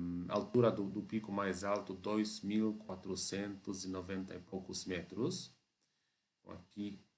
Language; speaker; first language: Portuguese; non-native, fluent; Polish